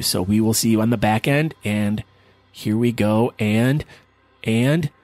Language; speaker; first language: English; native; English